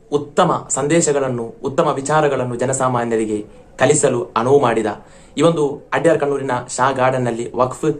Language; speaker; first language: Kannada; native; Kannada